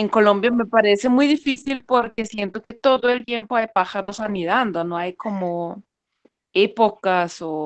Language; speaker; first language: Spanish; non-native, fluent; German